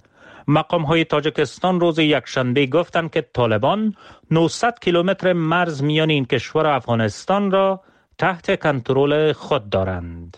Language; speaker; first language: Persian; native; Persian